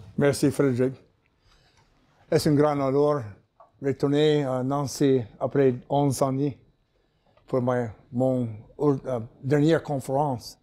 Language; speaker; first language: French; non-native, learner; English